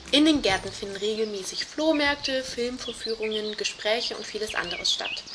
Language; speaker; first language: German; native; German